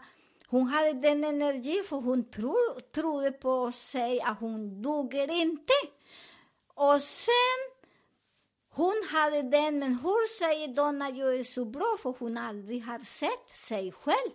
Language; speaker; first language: Swedish; non-native, fluent; Spanish